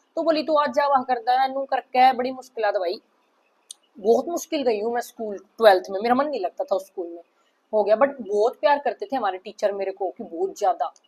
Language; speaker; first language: Hindi; native; Hindi